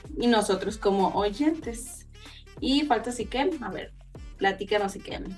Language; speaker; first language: Spanish; native; Spanish